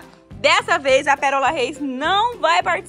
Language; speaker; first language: Portuguese; native; Portuguese